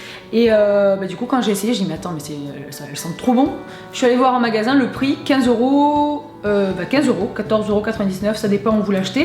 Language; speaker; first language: French; native; French